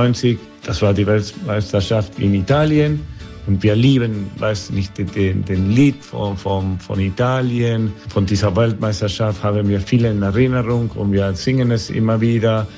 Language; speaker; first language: German; non-native, fluent; Spanish